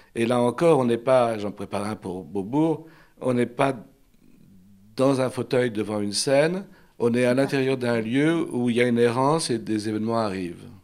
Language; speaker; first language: French; native; French